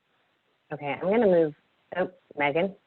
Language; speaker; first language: English; native; English